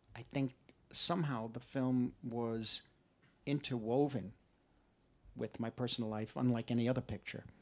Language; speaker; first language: English; native; English